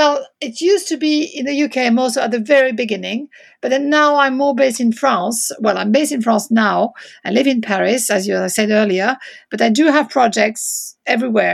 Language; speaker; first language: English; non-native, fluent; French